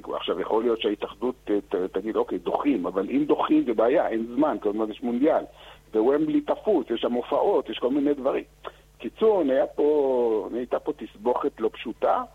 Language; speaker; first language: Hebrew; native; Hebrew